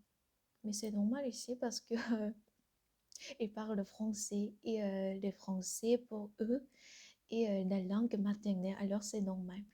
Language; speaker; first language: French; non-native, learner; Korean